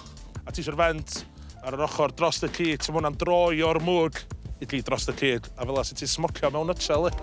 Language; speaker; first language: Welsh; native; Welsh